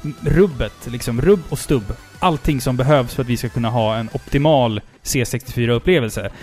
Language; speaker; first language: Swedish; native; Swedish